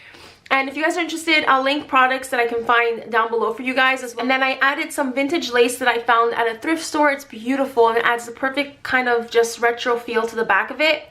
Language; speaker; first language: English; native; English